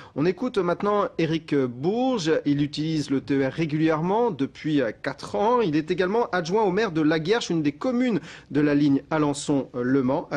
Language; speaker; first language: French; native; French